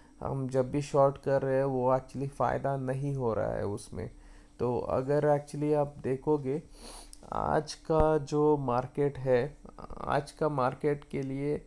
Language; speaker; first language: Hindi; non-native, local second language; Kannada